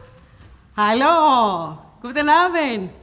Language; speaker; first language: German; non-native, fluent; Spanish